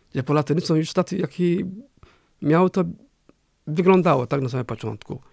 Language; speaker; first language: Polish; non-native, fluent; Somali